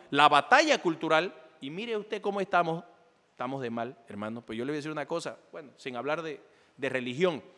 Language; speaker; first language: Spanish; native; Spanish